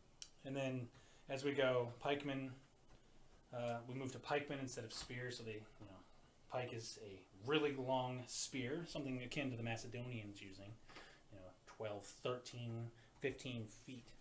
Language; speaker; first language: English; native; English